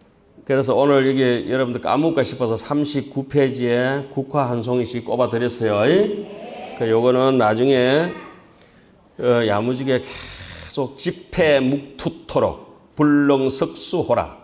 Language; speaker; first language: Korean; native; Korean